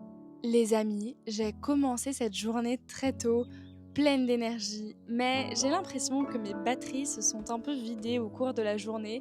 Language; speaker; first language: French; native; French